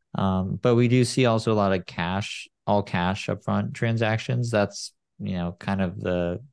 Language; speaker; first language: English; native; English